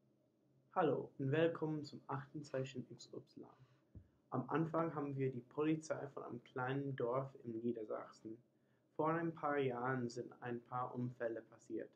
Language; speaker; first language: German; non-native, learner; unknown